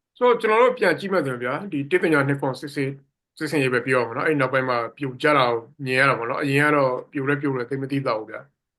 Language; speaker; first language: Burmese; native; Burmese